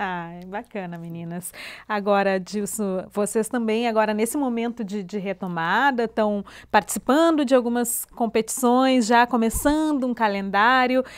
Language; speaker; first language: Portuguese; native; Portuguese